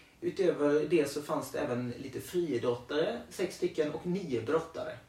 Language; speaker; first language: Swedish; native; Swedish